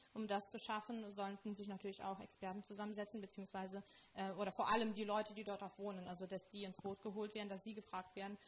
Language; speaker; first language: German; non-native, fluent; Lithuanian